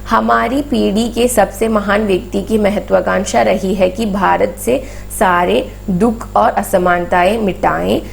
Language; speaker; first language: Hindi; non-native, local second language; Malayalam